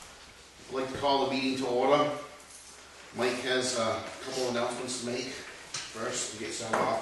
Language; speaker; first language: English; native; English